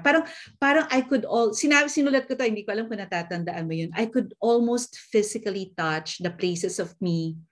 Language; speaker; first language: English; non-native, local second language; Filipino